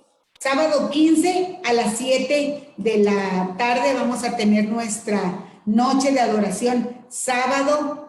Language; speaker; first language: Spanish; native; Spanish